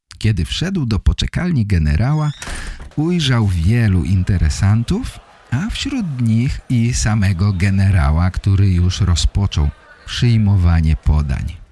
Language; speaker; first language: Polish; native; Polish